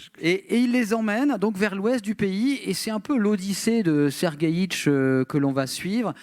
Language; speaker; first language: French; native; French